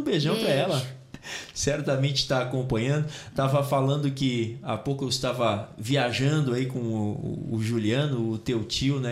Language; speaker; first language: Portuguese; native; Portuguese